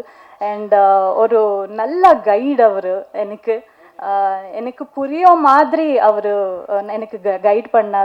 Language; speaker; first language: Tamil; non-native, learner; Kannada